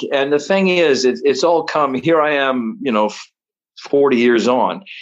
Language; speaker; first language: English; native; English